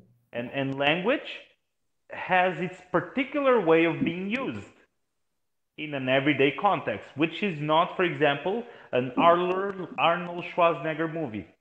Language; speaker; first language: English; non-native, fluent; Portuguese